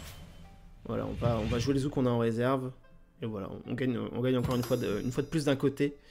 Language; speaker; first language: French; native; French